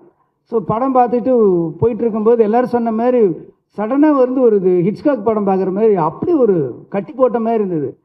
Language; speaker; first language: Tamil; native; Tamil